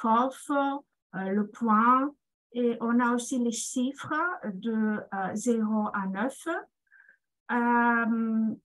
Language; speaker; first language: French; non-native, fluent; Greek